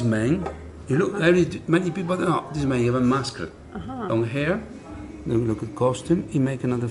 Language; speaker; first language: English; non-native, learner; Italian